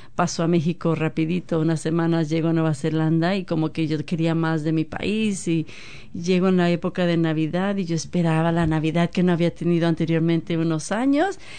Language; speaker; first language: Spanish; native; Spanish